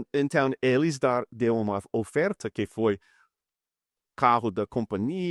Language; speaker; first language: Portuguese; non-native, fluent; English